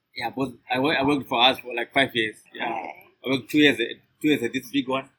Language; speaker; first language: English; non-native, local second language; Shona